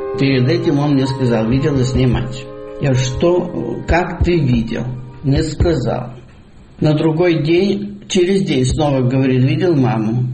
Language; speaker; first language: Russian; native; Russian